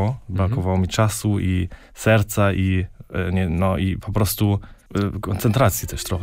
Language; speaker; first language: Polish; early bilingual, heritage; Polish